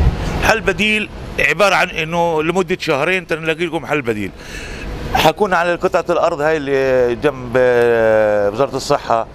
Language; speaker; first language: Arabic; native; Arabic